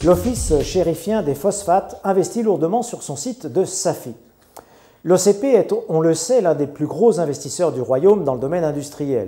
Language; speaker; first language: French; non-native, local second language; Arabic